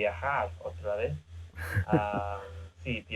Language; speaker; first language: Spanish; non-native, fluent; English